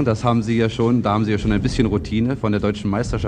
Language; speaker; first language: German; native; German